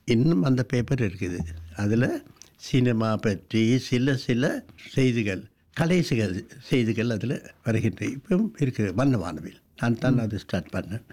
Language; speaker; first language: Tamil; non-native, local second language; Sinhala